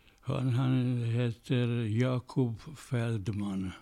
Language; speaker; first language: Swedish; non-native, fluent; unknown